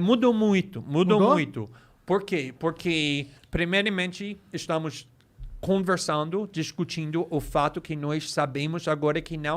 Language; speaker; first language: Portuguese; non-native, fluent; English